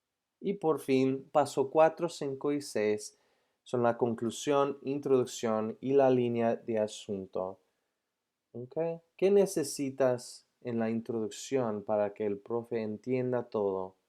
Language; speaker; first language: Spanish; non-native, fluent; English